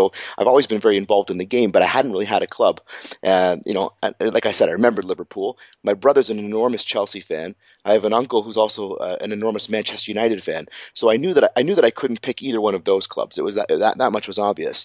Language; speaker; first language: English; native; English